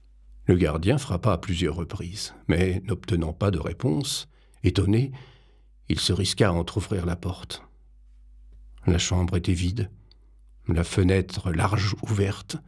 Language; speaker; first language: French; native; French